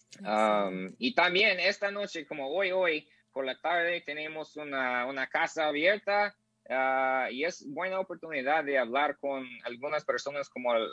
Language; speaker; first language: Spanish; non-native, learner; English